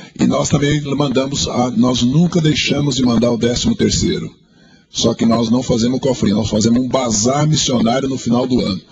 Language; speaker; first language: Portuguese; native; Portuguese